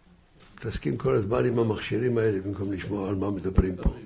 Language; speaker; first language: Hebrew; early bilingual, other home language; Yiddish